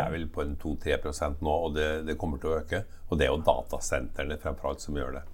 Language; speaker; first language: Norwegian; native; Norwegian